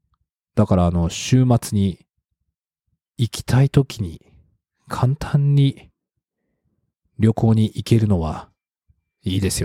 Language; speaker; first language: Japanese; non-native, fluent; English